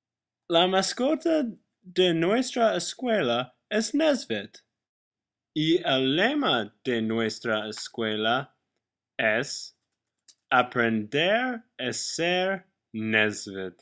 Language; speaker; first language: Spanish; non-native, learner; English